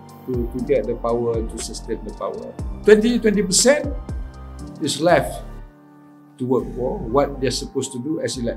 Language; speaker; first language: English; non-native, local second language; Malay